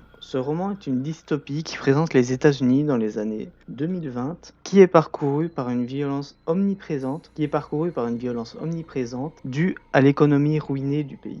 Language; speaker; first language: French; native; French